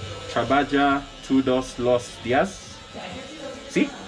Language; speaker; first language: Spanish; non-native, learner; English